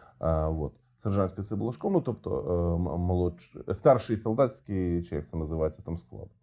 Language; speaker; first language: Ukrainian; non-native, local second language; Russian